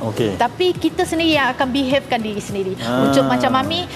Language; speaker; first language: Malay; native; Malay